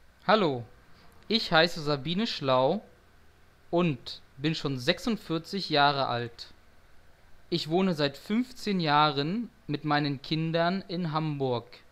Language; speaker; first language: German; non-native, fluent; Portuguese